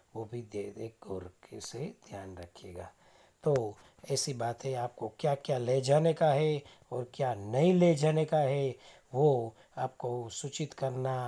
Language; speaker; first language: Hindi; non-native, local second language; Gujarati